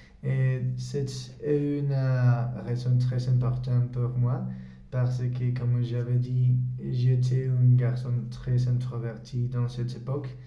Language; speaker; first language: French; non-native, learner; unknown